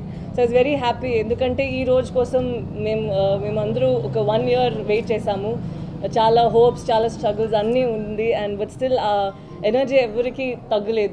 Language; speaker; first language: Telugu; non-native, local second language; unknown